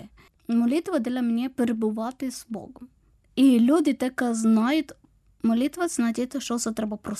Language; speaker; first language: Ukrainian; non-native, learner; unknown